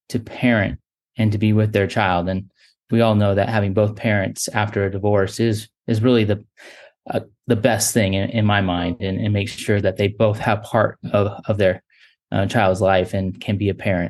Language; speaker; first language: English; native; English